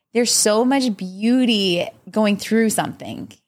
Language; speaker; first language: English; native; English